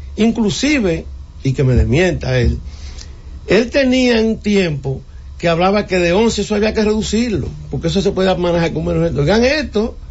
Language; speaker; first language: Spanish; native; Spanish